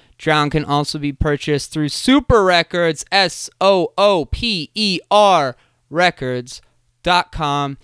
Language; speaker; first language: English; native; English